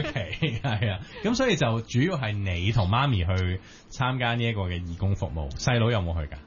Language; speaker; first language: Cantonese; native; Cantonese